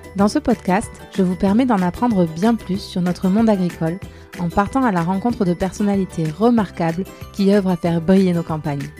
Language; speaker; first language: French; native; French